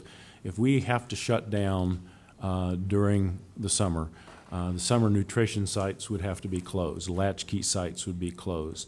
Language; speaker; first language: English; native; English